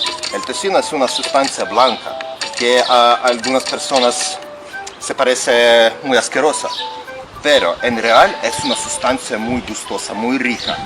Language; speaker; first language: Spanish; non-native, fluent; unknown